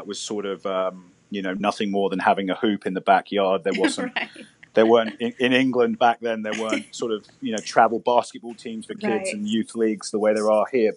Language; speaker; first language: English; native; English